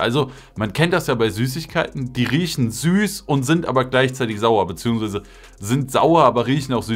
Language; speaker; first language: German; native; German